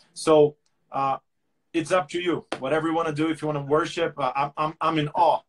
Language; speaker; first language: English; non-native, fluent; Portuguese